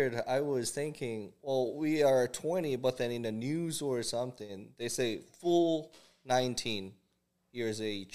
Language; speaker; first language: English; non-native, fluent; Korean